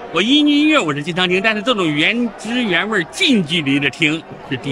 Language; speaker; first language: Chinese; native; Chinese